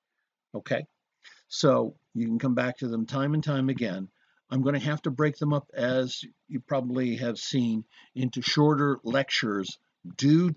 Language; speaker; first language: English; native; English